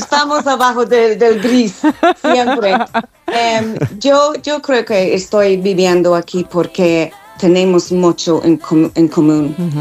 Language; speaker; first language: Spanish; non-native, fluent; English